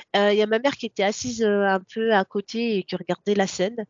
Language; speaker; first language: French; non-native, local second language; Comorian